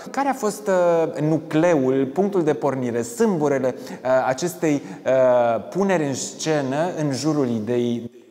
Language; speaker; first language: Romanian; native; Romanian